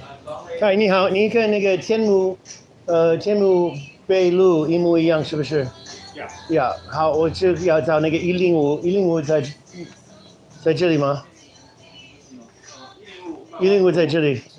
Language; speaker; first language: Chinese; non-native, learner; English